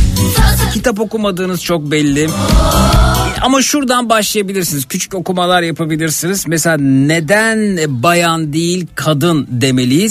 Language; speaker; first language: Turkish; native; Turkish